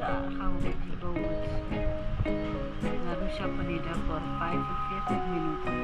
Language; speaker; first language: Dutch; non-native, learner; Indonesian